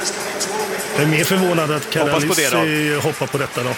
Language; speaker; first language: Swedish; native; Swedish